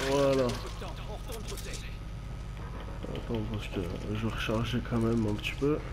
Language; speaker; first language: French; native; French